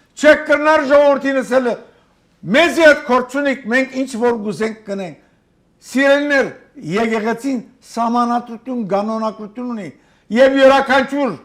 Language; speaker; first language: Armenian; early bilingual, heritage; Armenian